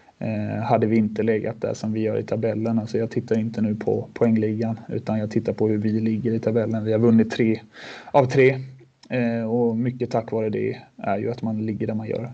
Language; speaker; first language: Swedish; native; Swedish